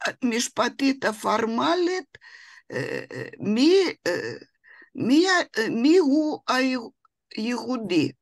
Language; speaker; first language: Hebrew; non-native, fluent; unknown